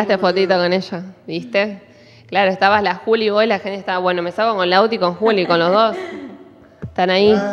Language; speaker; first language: Spanish; native; Spanish